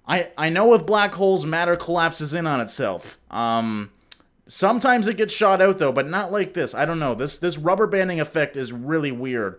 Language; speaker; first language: English; native; English